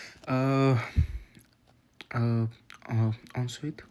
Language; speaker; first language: French; non-native, learner; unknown